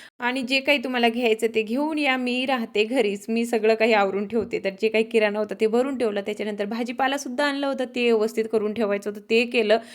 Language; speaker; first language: Marathi; non-native, local second language; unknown